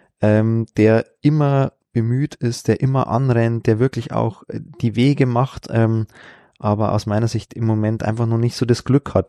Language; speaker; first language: German; native; German